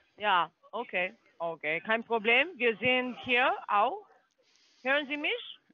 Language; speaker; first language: German; non-native, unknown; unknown